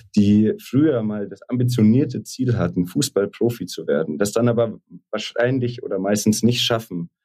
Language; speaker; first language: German; native; German